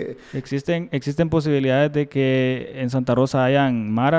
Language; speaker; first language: Spanish; native; Spanish